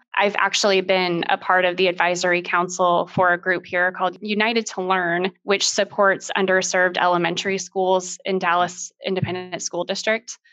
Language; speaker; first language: English; native; English